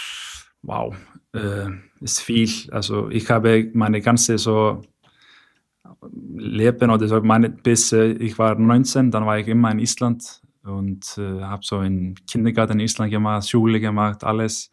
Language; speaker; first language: German; non-native, learner; Icelandic